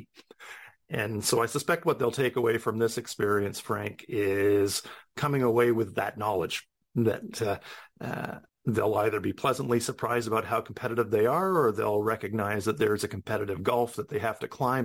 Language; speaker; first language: English; native; English